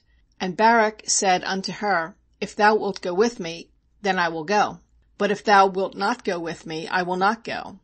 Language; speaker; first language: English; native; English